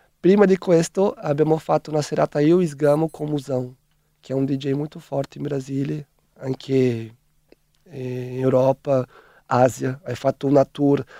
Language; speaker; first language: Italian; non-native, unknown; Portuguese